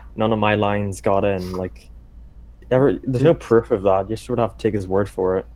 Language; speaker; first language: English; native; English